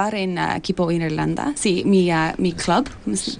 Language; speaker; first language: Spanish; non-native, learner; English